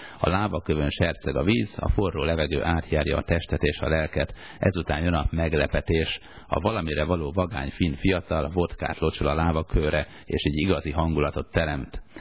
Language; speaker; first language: Hungarian; native; Hungarian